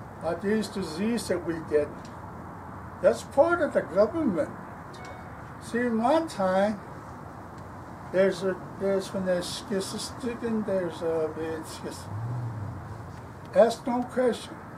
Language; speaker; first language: English; non-native, local second language; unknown